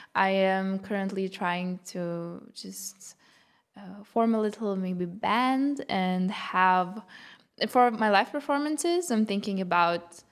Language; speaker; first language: English; non-native, fluent; Lithuanian